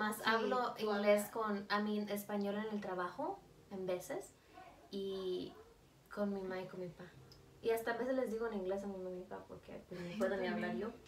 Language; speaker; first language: Spanish; early bilingual, heritage; Spanish